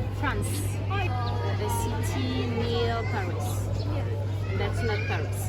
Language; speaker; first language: English; non-native, learner; French